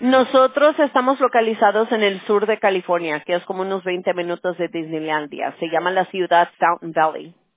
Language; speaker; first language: Spanish; early bilingual, heritage; Spanish